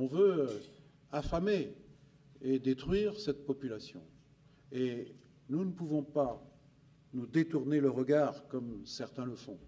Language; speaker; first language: French; native; French